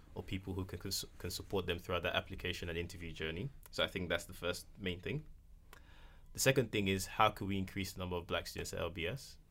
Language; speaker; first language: English; non-native, local second language; Yoruba